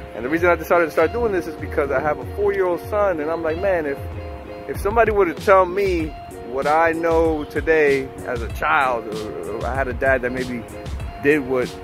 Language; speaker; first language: English; native; English